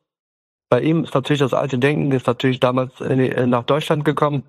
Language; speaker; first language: German; early bilingual, other home language; Turkish